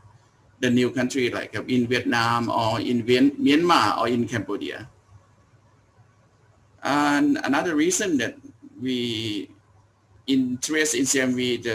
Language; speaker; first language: English; non-native, learner; Thai